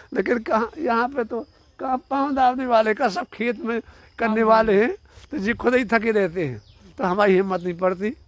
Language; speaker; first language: Hindi; native; Hindi